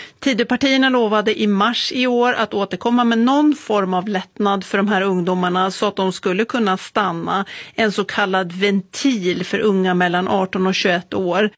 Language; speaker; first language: Swedish; native; Swedish